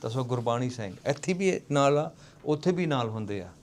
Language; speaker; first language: Punjabi; early bilingual, heritage; Punjabi